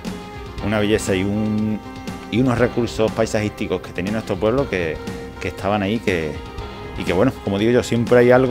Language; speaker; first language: Spanish; native; Spanish